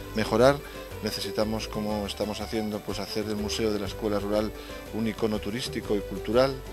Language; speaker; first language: Spanish; native; Spanish